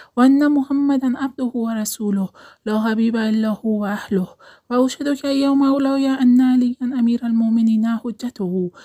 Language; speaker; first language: Arabic; non-native, learner; Persian